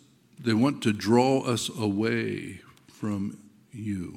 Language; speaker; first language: English; native; English